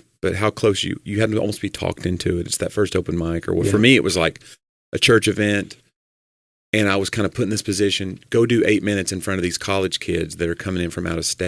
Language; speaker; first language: English; native; English